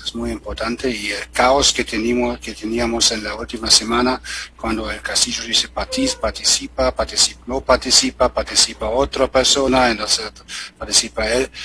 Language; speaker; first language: Spanish; non-native, fluent; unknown